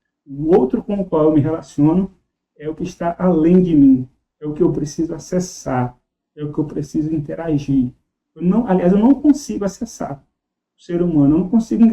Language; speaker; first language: Portuguese; native; Portuguese